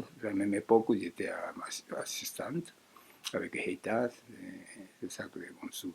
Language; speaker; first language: French; non-native, fluent; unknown